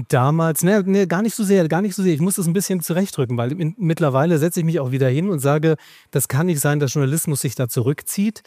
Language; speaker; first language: German; native; German